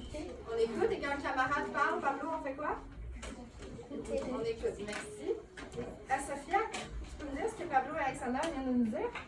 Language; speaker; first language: French; native; French